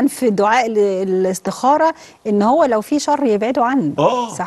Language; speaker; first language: Arabic; native; Arabic